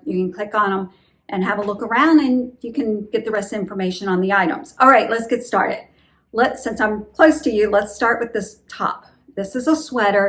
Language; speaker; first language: English; native; English